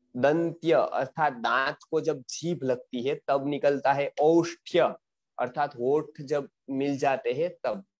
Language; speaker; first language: Hindi; non-native, local second language; Gujarati